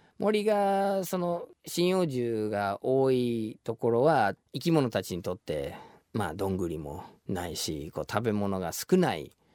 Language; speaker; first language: Japanese; non-native, fluent; English